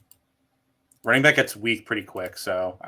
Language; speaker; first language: English; native; English